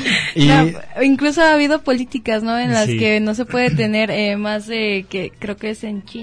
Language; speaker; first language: Spanish; native; Spanish